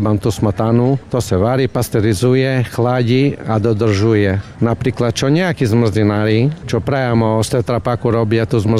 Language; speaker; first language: Slovak; non-native, fluent; Croatian